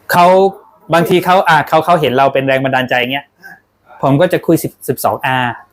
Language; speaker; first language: Thai; non-native, local second language; Pattani Malay